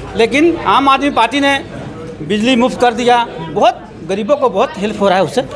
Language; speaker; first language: Hindi; native; Hindi